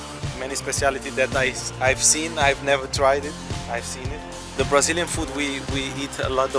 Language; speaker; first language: English; non-native, learner; Portuguese